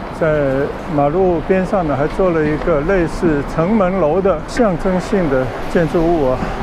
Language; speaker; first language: Chinese; non-native, local second language; Cantonese